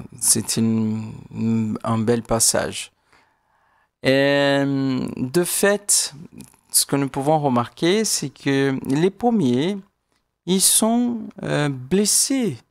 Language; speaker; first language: French; non-native, fluent; Portuguese